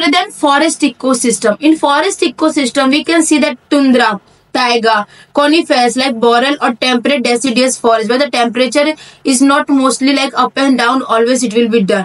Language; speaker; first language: English; non-native, local second language; Hindi